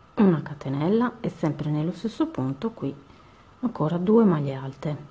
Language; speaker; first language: Italian; native; Italian